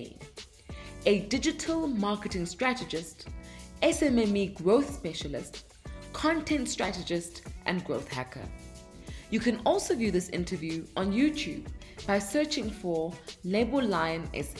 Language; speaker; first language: English; non-native, local second language; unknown